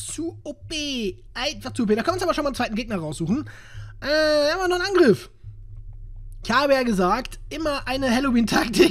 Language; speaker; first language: German; native; German